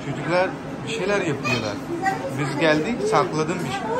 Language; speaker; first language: Turkish; non-native, learner; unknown